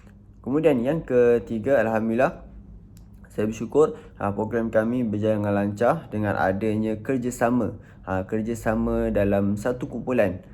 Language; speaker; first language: Malay; native; Malay